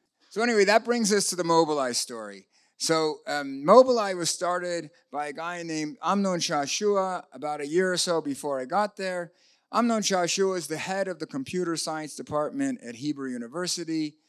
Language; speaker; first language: English; native; English